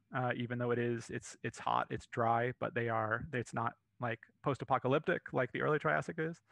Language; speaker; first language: English; native; English